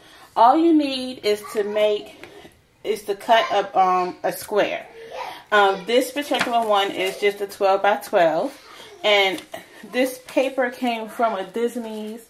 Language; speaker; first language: English; native; English